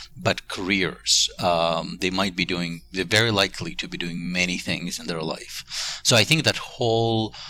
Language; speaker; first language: English; non-native, fluent; Ukrainian